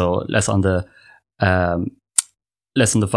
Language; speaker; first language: English; native; English